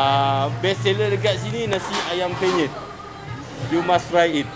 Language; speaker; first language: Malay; non-native, fluent; Bangla